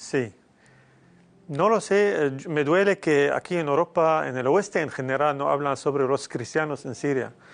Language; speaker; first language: Spanish; non-native, fluent; Arabic